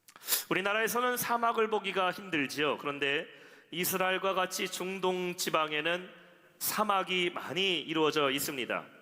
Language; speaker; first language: Korean; native; Korean